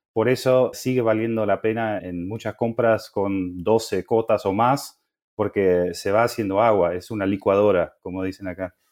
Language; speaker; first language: Spanish; non-native, fluent; Dutch